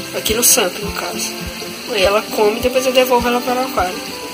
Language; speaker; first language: Portuguese; native; Portuguese